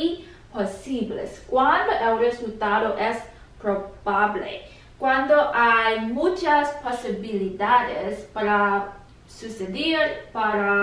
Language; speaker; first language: Spanish; non-native, learner; English